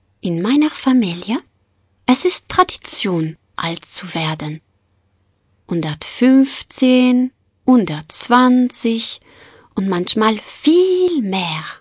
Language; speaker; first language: German; non-native, fluent; French